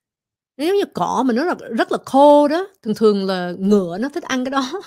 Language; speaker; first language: Vietnamese; early bilingual, heritage; Vietnamese